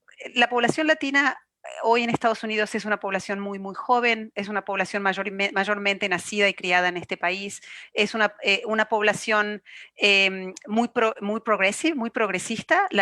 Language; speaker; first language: Spanish; native; Spanish